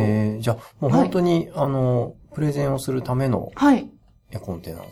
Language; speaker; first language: Japanese; native; Japanese